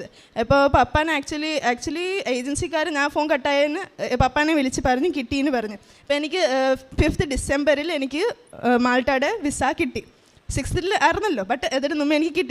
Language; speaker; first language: Malayalam; early bilingual, heritage; Malayalam